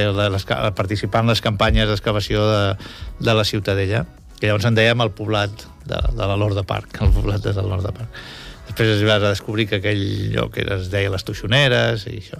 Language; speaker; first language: Catalan; native; Catalan